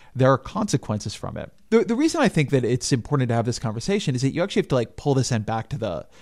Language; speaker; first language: English; native; English